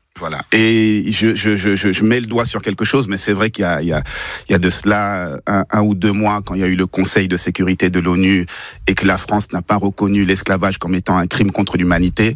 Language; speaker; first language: French; native; French